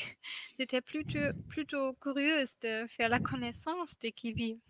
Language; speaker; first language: French; non-native, fluent; German